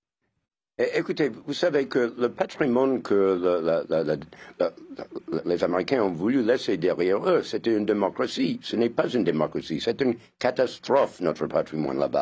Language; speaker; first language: French; non-native, fluent; English